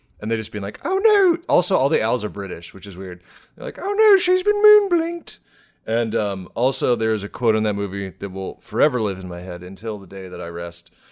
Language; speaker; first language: English; native; English